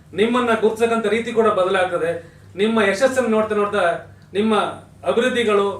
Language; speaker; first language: Kannada; native; Kannada